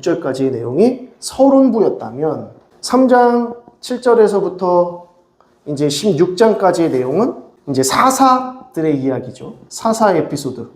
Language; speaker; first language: Korean; native; Korean